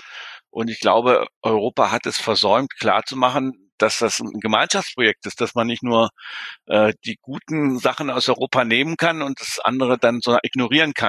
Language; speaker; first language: German; native; German